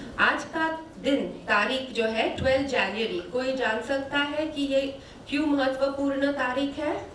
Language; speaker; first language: Hindi; non-native, local second language; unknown